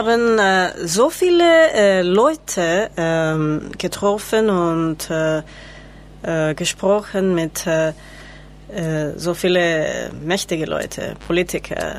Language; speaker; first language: German; non-native, learner; Spanish